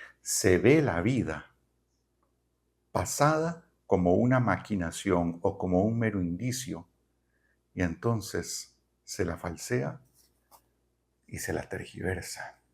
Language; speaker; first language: Spanish; native; Spanish